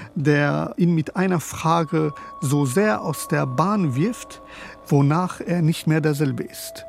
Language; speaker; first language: German; early bilingual, other home language; Persian